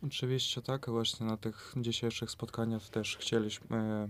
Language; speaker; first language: Polish; non-native, fluent; Russian